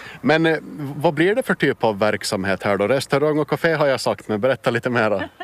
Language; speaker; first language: Swedish; native; Swedish